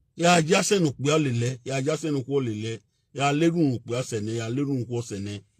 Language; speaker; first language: Nigerian Pidgin; native; Nigerian Pidgin